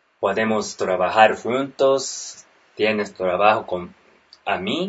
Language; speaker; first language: Spanish; non-native, learner; Japanese